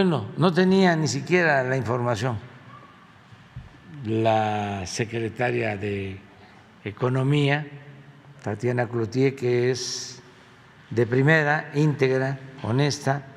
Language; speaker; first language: Spanish; native; Spanish